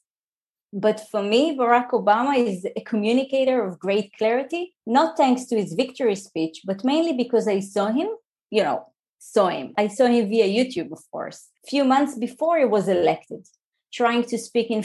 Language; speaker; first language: English; non-native, fluent; Hebrew